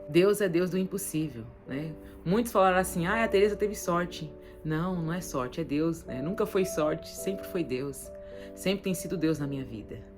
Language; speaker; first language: Portuguese; native; Portuguese